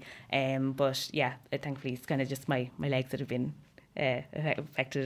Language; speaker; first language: English; native; English